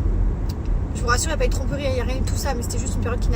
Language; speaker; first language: French; native; French